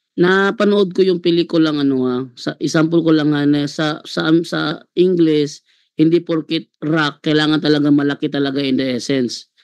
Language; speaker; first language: Filipino; non-native, local second language; Cebuano